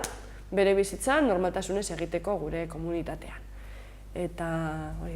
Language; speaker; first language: Basque; native; Basque